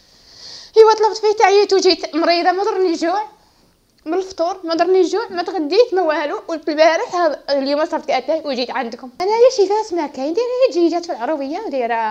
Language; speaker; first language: Arabic; native; Arabic